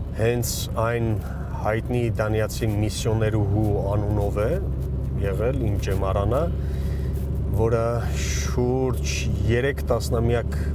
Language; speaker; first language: Armenian; early bilingual, heritage; Armenian